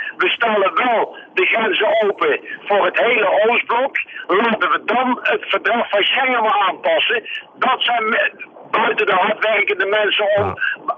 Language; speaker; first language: Dutch; native; Dutch